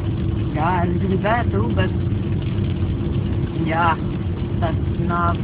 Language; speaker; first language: Latvian; non-native, learner; Dutch